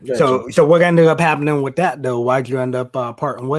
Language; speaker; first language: English; native; English